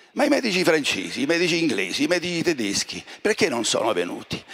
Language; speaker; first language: Italian; native; Italian